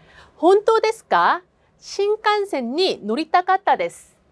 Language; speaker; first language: Japanese; non-native, fluent; Korean